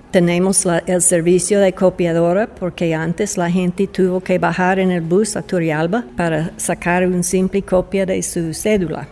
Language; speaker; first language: Spanish; non-native, fluent; English